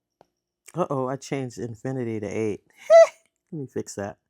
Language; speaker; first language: English; native; English